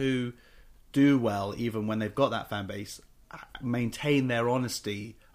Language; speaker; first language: English; native; English